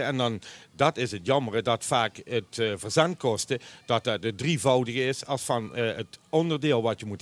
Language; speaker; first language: Dutch; native; Dutch